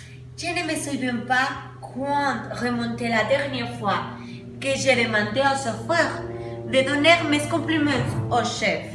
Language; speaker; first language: French; non-native, learner; Spanish